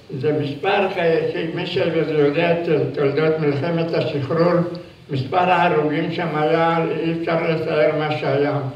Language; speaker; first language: Hebrew; early bilingual, other home language; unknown